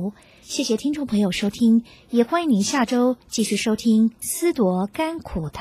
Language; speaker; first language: Chinese; native; Chinese